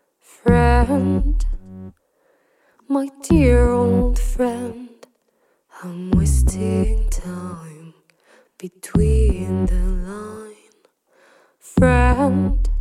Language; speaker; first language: English; non-native, fluent; French